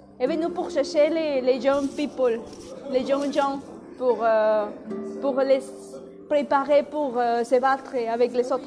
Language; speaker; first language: French; non-native, learner; Spanish